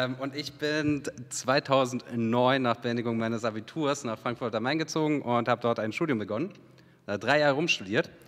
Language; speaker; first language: German; early bilingual, other home language; Serbian